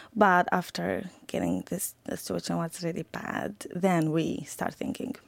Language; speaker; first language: English; non-native, fluent; Arabic